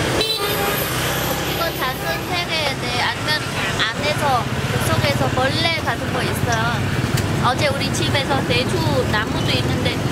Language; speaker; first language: Korean; non-native, learner; Vietnamese